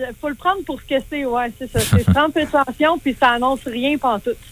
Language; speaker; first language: French; native; French